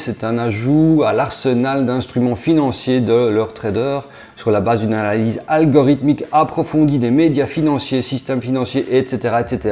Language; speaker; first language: French; native; French